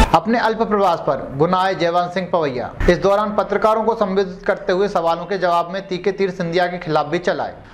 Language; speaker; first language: Hindi; native; Hindi